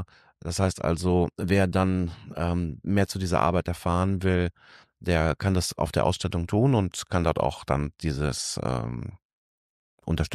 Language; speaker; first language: German; native; German